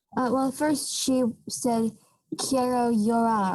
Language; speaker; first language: Spanish; non-native, learner; English